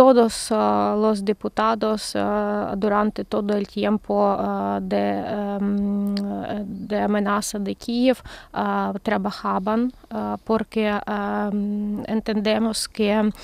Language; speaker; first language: Spanish; non-native, learner; Ukrainian